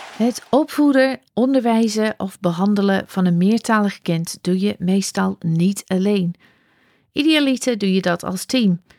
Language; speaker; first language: Dutch; non-native, fluent; English